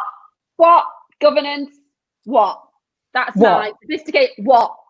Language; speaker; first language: English; native; English